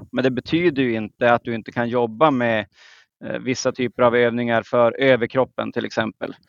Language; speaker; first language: Swedish; native; Swedish